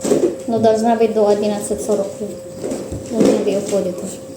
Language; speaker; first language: Russian; non-native, learner; Filipino